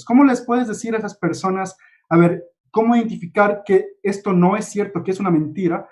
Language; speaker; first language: Spanish; native; Spanish